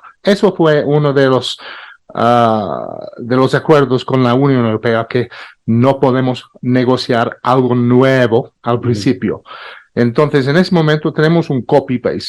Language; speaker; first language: Spanish; non-native, fluent; English